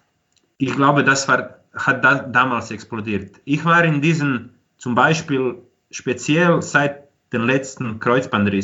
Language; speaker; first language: German; non-native, fluent; Croatian